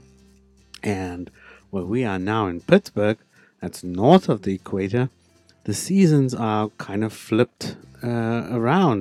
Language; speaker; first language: English; non-native, local second language; Afrikaans